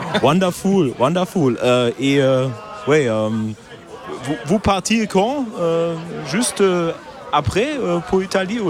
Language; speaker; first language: French; non-native, learner; German